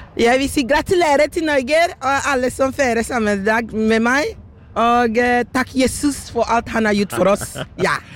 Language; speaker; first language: Norwegian; non-native, fluent; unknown